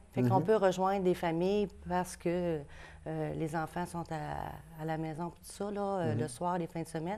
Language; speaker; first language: French; native; French